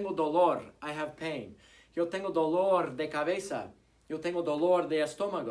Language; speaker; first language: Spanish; non-native, fluent; English